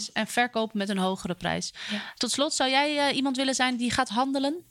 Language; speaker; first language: Dutch; native; Dutch